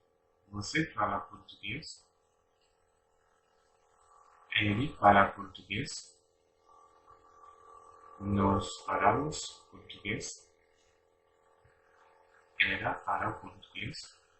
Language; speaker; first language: Portuguese; non-native, learner; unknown